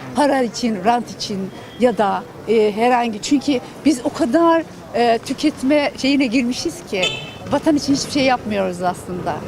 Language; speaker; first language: Turkish; native; Turkish